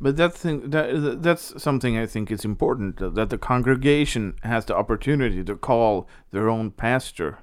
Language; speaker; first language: English; non-native, fluent; Swedish